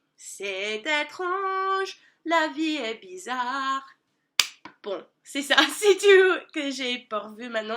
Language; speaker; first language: French; non-native, learner; English